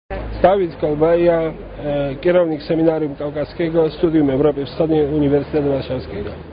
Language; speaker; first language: Polish; non-native, fluent; Georgian